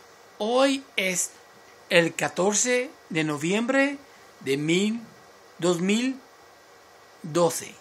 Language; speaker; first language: Spanish; non-native, learner; English